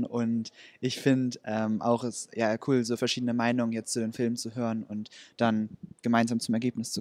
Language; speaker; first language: German; native; German